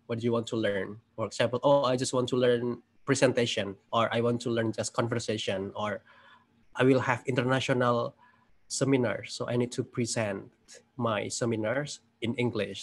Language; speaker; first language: English; non-native, fluent; Indonesian